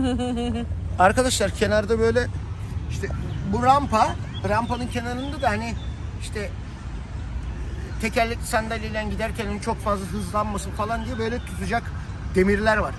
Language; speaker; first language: Turkish; native; Turkish